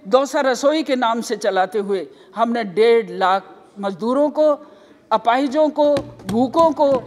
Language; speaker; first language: Hindi; native; Hindi